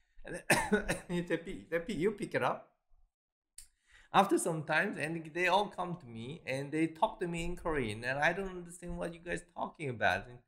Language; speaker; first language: English; non-native, fluent; Korean